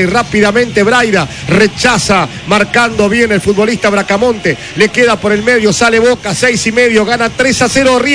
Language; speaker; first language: Spanish; native; Spanish